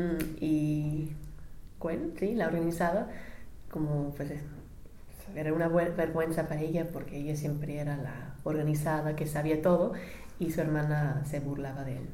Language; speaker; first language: Spanish; non-native, learner; English